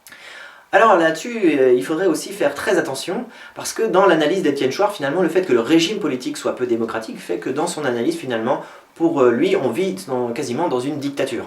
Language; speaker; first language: French; native; French